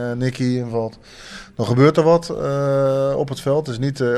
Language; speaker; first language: Dutch; native; Dutch